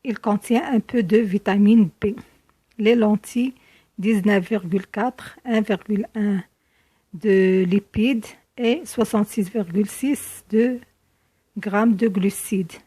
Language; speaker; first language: French; non-native, local second language; Arabic